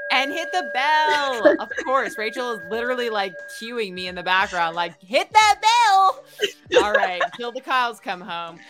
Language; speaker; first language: English; native; English